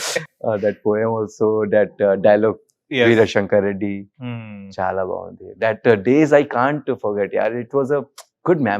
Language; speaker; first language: Telugu; non-native, learner; Hindi